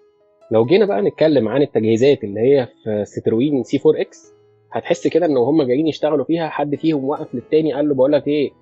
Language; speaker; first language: Arabic; native; Arabic